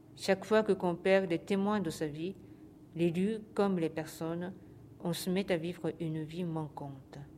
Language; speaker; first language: French; non-native, fluent; Japanese